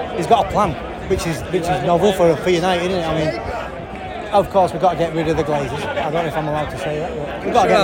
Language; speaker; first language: English; native; English